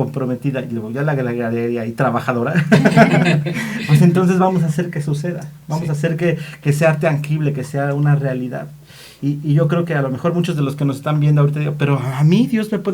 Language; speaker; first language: Spanish; native; Spanish